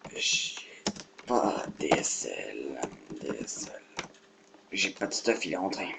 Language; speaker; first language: French; native; French